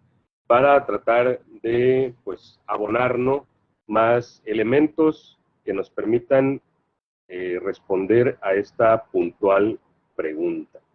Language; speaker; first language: Spanish; native; Spanish